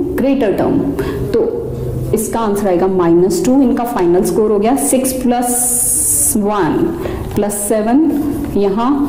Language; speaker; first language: Hindi; non-native, local second language; Punjabi